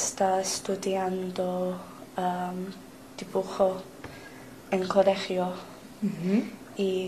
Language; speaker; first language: Spanish; non-native, learner; English